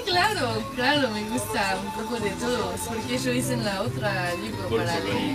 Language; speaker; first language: Spanish; non-native, learner; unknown